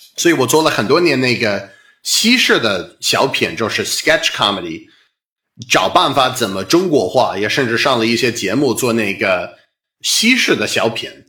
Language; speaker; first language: Chinese; non-native, fluent; English